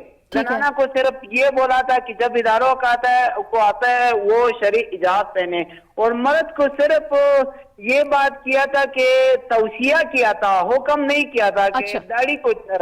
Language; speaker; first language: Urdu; non-native, learner; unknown